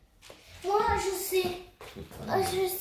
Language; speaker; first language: French; native; French